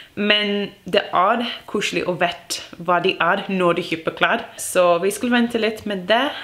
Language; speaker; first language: Norwegian; non-native, learner; English